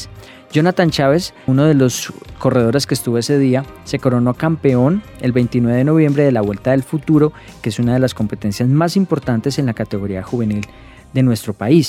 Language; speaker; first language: Spanish; native; Spanish